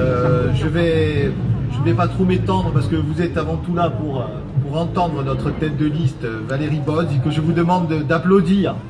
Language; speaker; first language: French; native; French